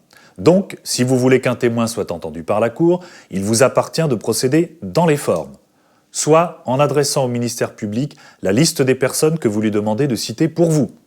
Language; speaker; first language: French; native; French